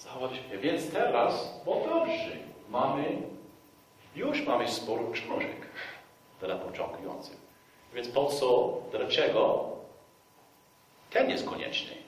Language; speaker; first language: Polish; non-native, fluent; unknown